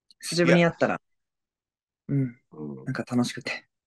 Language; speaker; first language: Japanese; native; Japanese